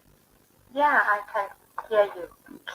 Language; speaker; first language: English; non-native, learner; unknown